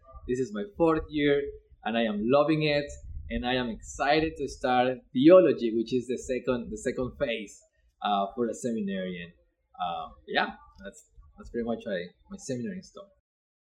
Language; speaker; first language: English; non-native, fluent; Spanish